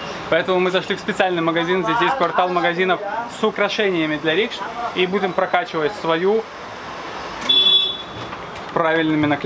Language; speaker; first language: Russian; native; Russian